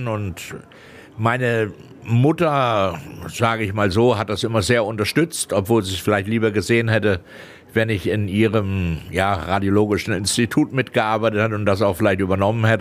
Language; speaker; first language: German; native; German